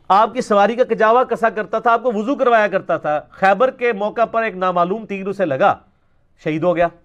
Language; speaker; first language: Urdu; non-native, local second language; Punjabi